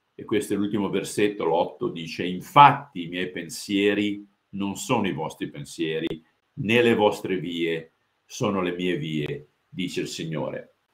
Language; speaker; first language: Italian; early bilingual, heritage; Italian